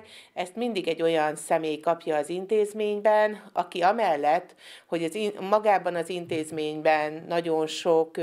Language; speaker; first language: Hungarian; native; Hungarian